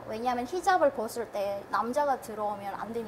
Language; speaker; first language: Korean; non-native, fluent; Indonesian